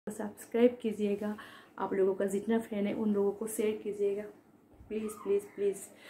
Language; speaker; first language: Hindi; non-native, local second language; Bangla